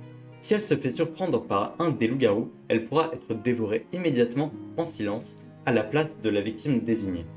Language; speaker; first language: French; native; French